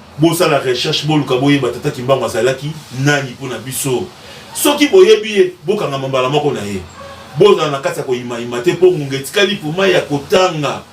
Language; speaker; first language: Lingala; non-native, local second language; Kongo